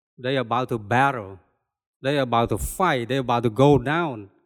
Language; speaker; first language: English; non-native, fluent; Khmer